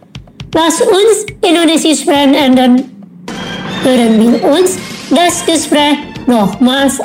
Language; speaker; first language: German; non-native, learner; Indonesian